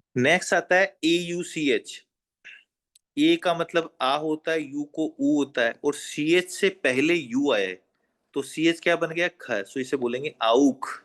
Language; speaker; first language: Hindi; native; Hindi